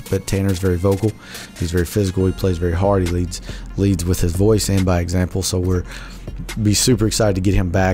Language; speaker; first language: English; native; English